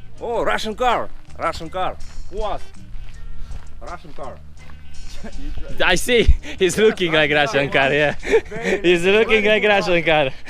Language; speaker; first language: English; non-native, learner; Polish